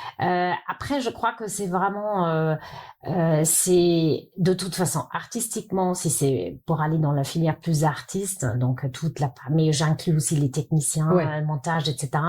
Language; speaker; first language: French; non-native, fluent; German